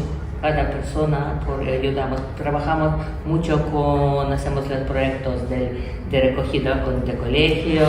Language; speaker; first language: Spanish; non-native, learner; Ukrainian